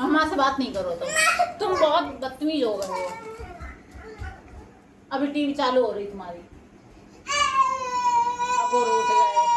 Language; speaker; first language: Hindi; native; Hindi